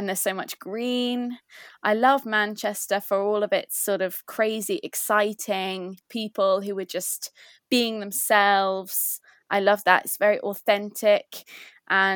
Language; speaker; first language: English; native; English